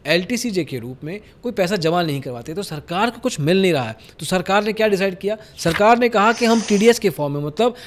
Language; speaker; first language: Hindi; native; Hindi